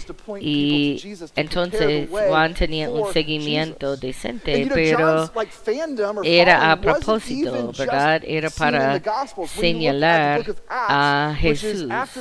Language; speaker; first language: Spanish; non-native, fluent; English